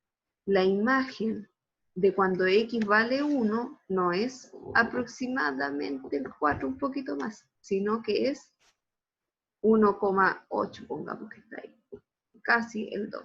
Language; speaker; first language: Spanish; native; Spanish